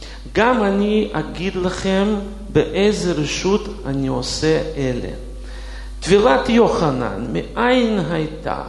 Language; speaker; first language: Hebrew; non-native, fluent; Russian